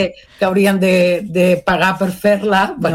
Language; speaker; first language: Catalan; non-native, local second language; Spanish